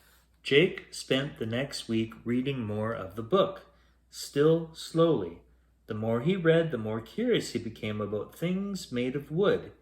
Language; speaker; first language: English; native; English